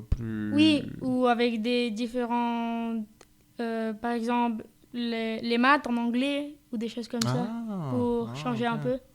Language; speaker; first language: French; non-native, fluent; Spanish